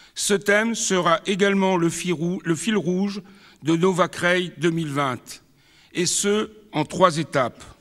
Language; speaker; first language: French; native; French